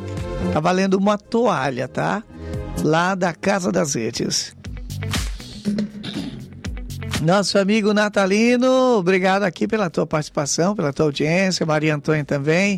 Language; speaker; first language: Portuguese; native; Portuguese